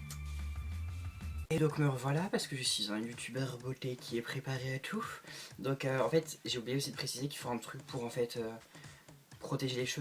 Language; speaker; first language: French; native; French